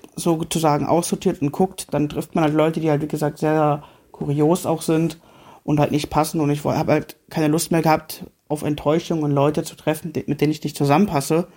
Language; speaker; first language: German; native; German